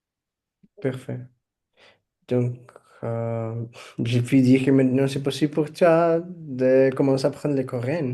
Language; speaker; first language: French; non-native, fluent; Portuguese